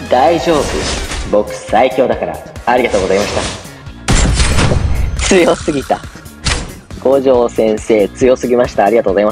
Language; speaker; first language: Japanese; native; Japanese